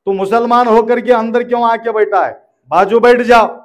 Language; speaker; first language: Hindi; non-native, local second language; Marathi